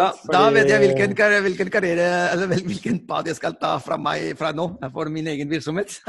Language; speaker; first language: Norwegian; non-native, fluent; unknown